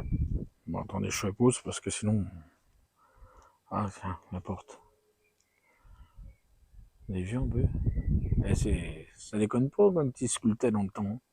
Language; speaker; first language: French; native; French